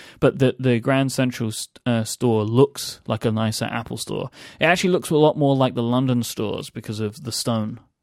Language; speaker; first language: English; native; English